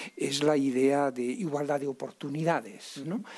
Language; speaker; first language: Spanish; native; Spanish